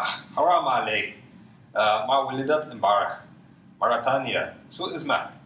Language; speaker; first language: Arabic; non-native, learner; English